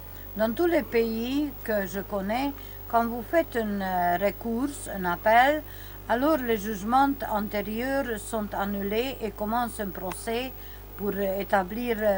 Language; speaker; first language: French; non-native, learner; Romanian